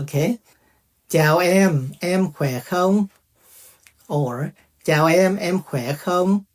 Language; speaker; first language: Vietnamese; early bilingual, heritage; Vietnamese